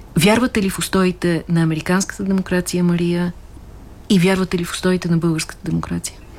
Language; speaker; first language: Bulgarian; native; Bulgarian